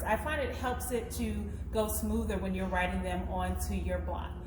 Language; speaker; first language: English; native; English